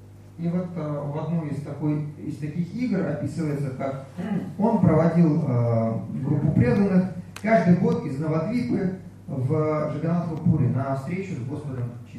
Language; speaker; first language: Russian; native; Russian